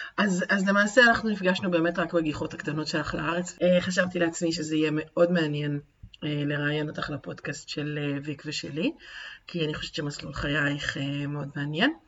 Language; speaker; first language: Hebrew; native; Hebrew